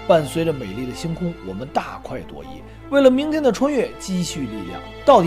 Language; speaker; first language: Chinese; native; Chinese